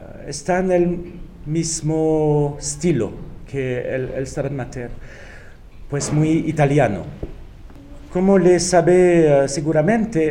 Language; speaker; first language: Spanish; non-native, fluent; French